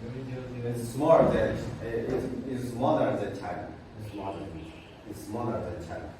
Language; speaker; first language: English; non-native, fluent; Chinese